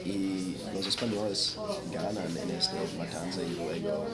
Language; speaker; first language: Spanish; non-native, fluent; English